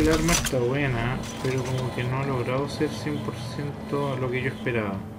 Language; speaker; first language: Spanish; native; Spanish